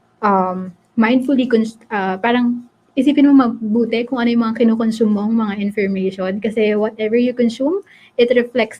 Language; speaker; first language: Filipino; native; Filipino